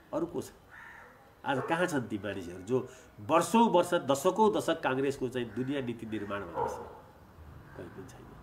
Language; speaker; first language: Nepali; native; Nepali